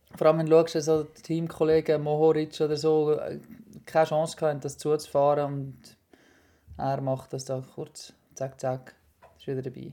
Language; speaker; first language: German; native; German